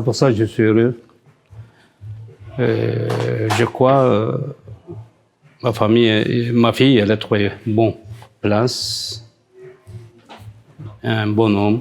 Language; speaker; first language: French; non-native, learner; Turkish